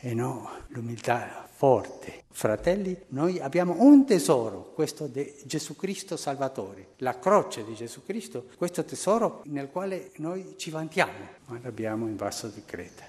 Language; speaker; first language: Italian; non-native, fluent; Spanish